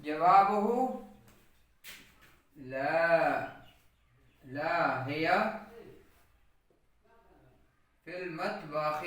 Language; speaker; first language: Arabic; non-native, fluent; Urdu